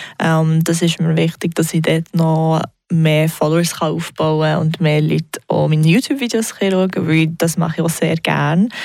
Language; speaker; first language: German; non-native, local second language; English